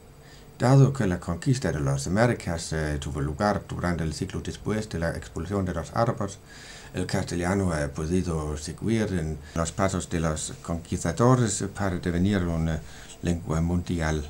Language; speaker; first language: Spanish; non-native, fluent; Danish